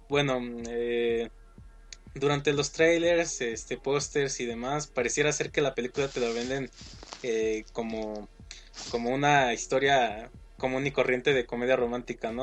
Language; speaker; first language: Spanish; native; Spanish